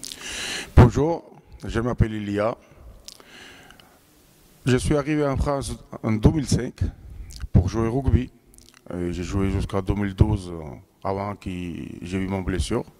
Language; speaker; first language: French; non-native, fluent; Georgian